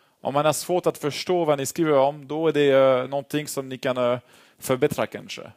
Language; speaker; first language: Swedish; non-native, fluent; French